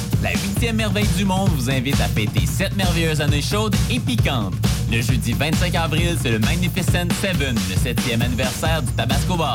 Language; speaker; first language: French; native; French